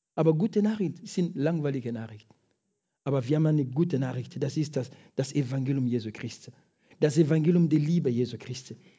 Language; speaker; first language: German; non-native, fluent; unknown